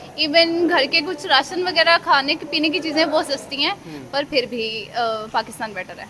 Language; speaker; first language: Urdu; non-native, local second language; Punjabi